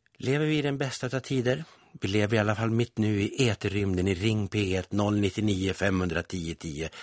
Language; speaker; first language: Swedish; native; Swedish